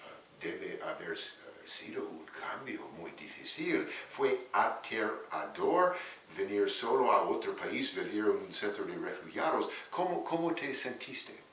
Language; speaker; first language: Spanish; non-native, fluent; English